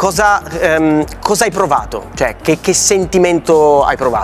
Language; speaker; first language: Italian; native; Italian